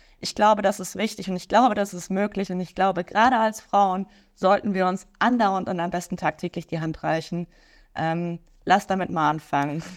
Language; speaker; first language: German; native; German